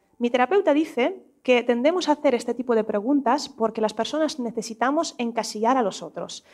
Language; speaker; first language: Spanish; non-native, fluent; Russian